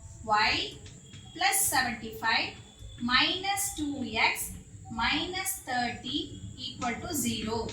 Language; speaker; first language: English; non-native, local second language; Tamil